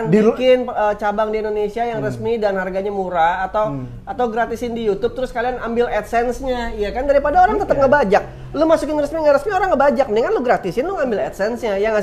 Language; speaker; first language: Indonesian; native; Indonesian